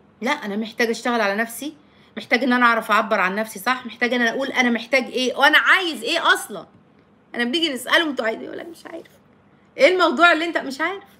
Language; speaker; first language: Arabic; native; Arabic